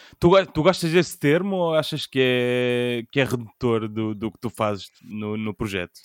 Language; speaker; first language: Portuguese; native; Portuguese